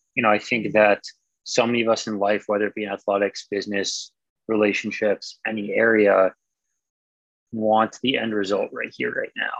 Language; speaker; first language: English; native; English